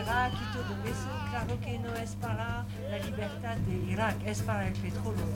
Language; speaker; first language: Spanish; non-native, learner; French